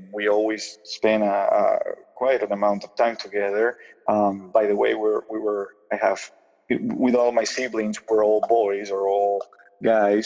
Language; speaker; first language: English; non-native, fluent; Spanish